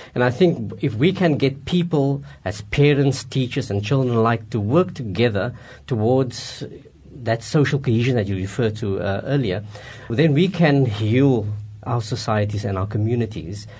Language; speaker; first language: English; non-native, local second language; Afrikaans